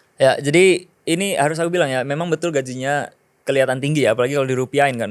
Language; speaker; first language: Indonesian; native; Indonesian